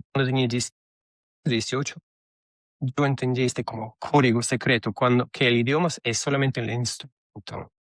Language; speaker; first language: Spanish; non-native, fluent; Russian